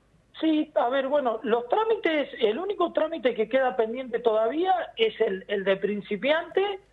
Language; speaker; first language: Spanish; native; Spanish